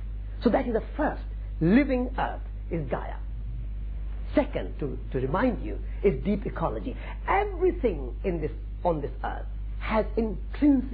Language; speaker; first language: English; non-native, local second language; Marwari